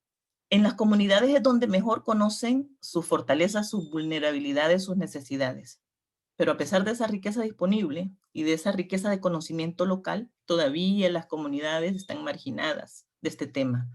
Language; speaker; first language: Spanish; native; Spanish